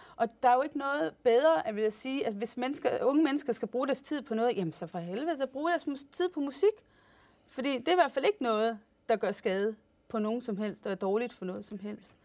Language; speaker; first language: Danish; non-native, fluent; English